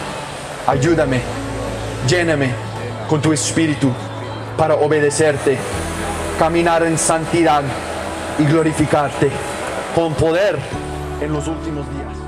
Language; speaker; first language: Spanish; non-native, learner; English